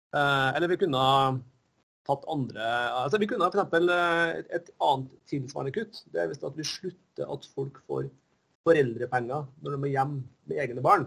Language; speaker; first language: Norwegian; native; Norwegian